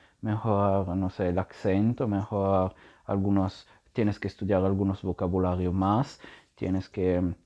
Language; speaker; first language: Spanish; non-native, learner; Italian